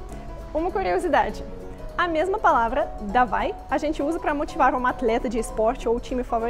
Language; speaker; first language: Portuguese; non-native, fluent; Russian